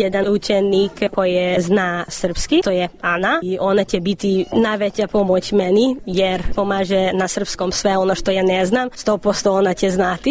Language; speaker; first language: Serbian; non-native, learner; Hungarian